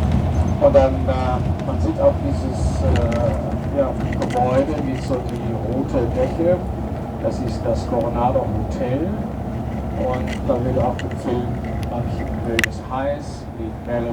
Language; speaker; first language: German; non-native, fluent; English